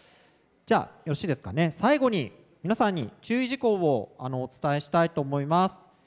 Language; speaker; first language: Japanese; native; Japanese